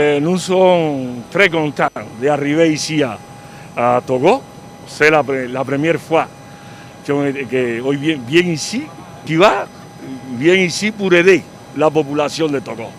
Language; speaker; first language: French; non-native, learner; Spanish